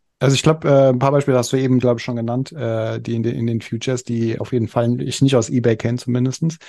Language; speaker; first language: German; native; German